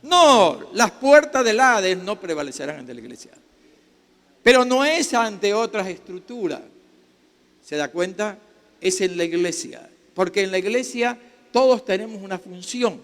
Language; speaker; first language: Spanish; native; Spanish